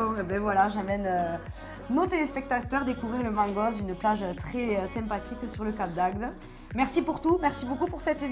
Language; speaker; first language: French; native; French